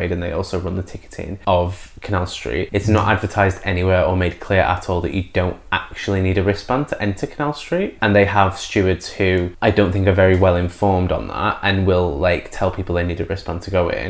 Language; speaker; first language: English; native; English